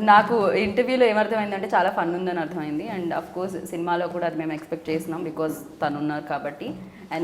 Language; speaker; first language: Telugu; native; Telugu